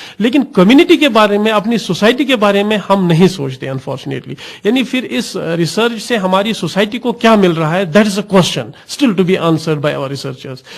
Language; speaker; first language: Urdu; non-native, local second language; Kashmiri